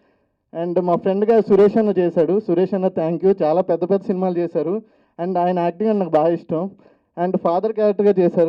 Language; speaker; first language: Telugu; native; Telugu